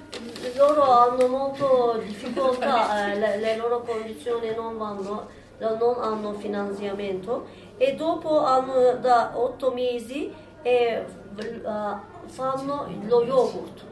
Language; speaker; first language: Italian; non-native, learner; Turkish